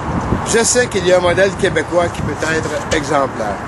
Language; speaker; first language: French; native; French